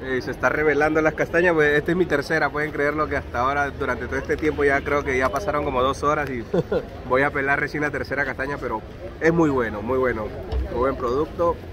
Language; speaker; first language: Spanish; native; Spanish